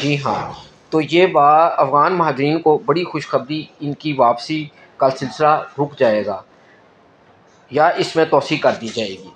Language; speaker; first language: Urdu; non-native, local second language; Punjabi